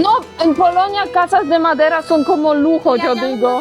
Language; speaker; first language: Spanish; non-native, fluent; Polish